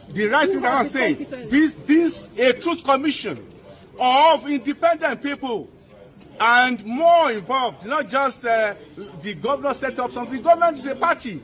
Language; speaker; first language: English; non-native, local second language; Yoruba